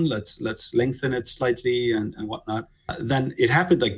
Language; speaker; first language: English; non-native, fluent; Icelandic